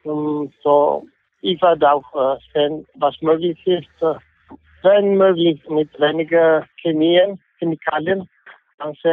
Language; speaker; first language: German; non-native, fluent; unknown